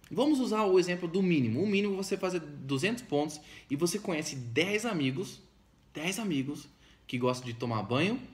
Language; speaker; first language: Portuguese; non-native, fluent; English